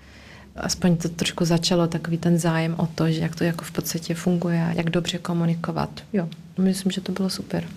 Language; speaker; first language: Czech; early bilingual, heritage; Czech